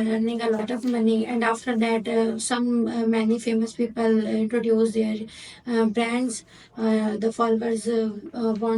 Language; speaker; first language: English; non-native, learner; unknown